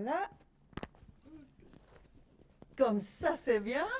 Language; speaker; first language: French; non-native, local second language; Dutch